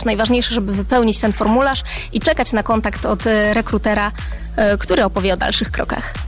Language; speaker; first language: Polish; native; Polish